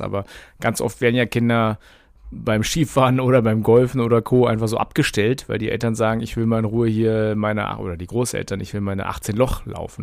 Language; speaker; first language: German; native; German